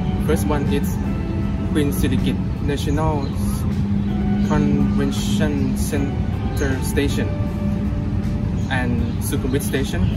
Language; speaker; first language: English; non-native, learner; Thai